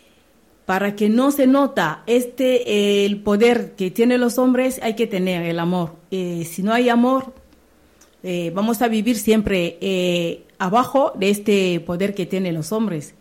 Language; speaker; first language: Spanish; non-native, learner; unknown